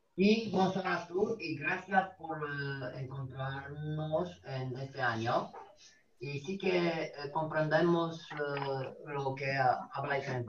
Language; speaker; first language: Spanish; non-native, fluent; Romanian